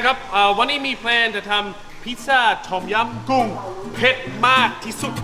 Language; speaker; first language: Thai; non-native, fluent; English